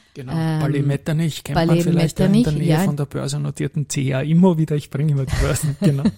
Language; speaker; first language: German; native; German